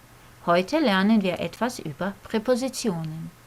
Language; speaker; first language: German; non-native, fluent; Croatian